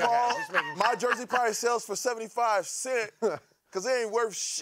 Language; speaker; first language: English; native; English